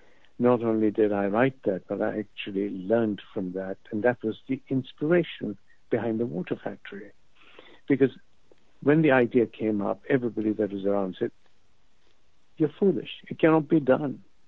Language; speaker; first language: English; non-native, local second language; Urdu